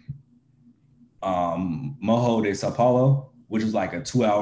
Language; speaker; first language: English; native; English